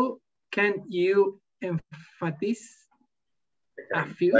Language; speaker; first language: English; non-native, learner; Spanish